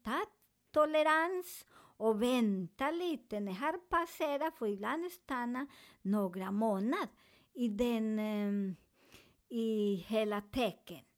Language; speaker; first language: Swedish; non-native, learner; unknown